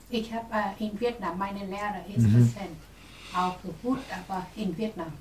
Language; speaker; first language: German; non-native, learner; Vietnamese